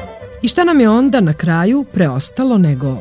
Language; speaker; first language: Serbian; native; Serbian